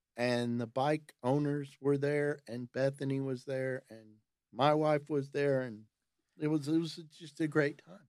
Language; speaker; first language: English; native; English